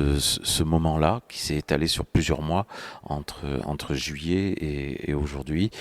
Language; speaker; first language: French; native; French